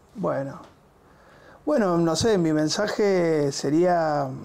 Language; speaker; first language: Spanish; native; Spanish